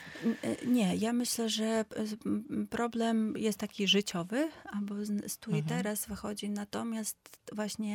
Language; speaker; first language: Polish; non-native, fluent; Ukrainian